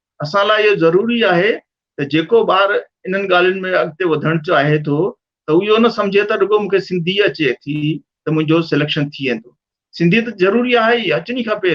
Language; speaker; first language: Sindhi; early bilingual, heritage; Sindhi